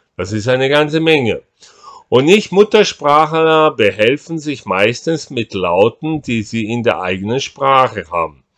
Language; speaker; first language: German; non-native, fluent; Portuguese